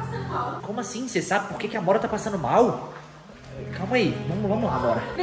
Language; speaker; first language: Portuguese; native; Portuguese